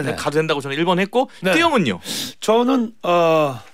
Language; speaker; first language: Korean; native; Korean